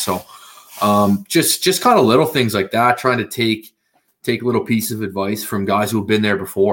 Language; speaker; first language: English; native; English